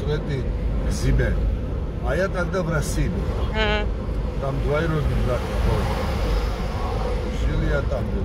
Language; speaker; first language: Russian; non-native, local second language; Georgian